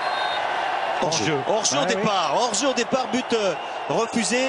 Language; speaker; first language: French; native; French